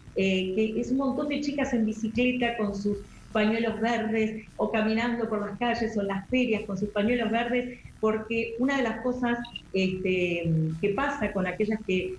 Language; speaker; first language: Spanish; native; Spanish